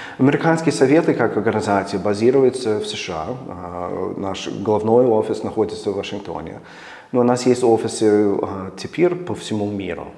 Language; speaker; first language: Russian; non-native, fluent; English